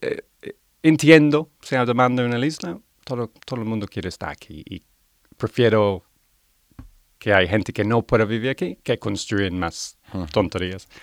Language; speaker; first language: Spanish; non-native, learner; English